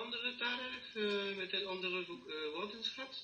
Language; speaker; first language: Dutch; non-native, learner; French